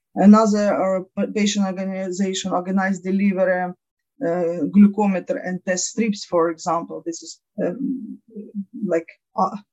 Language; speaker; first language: English; non-native, learner; Ukrainian